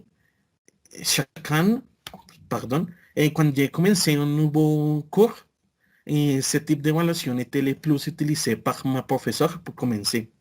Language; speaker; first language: French; non-native, learner; Spanish